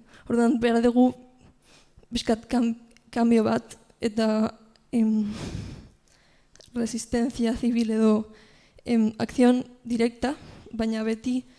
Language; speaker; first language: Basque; non-native, local second language; Spanish